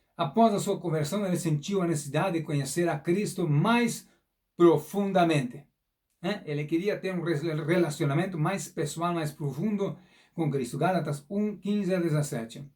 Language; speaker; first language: Portuguese; non-native, fluent; German